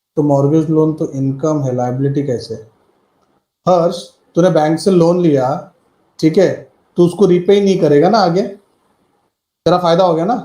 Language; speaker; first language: Hindi; native; Hindi